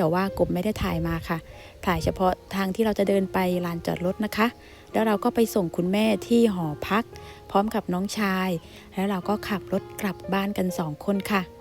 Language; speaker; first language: Thai; native; Thai